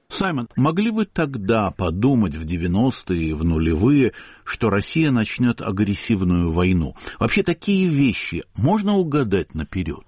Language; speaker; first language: Russian; native; Russian